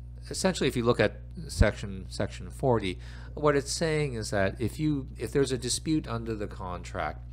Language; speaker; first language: English; native; English